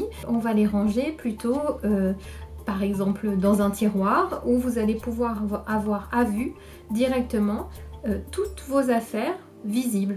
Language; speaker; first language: French; native; French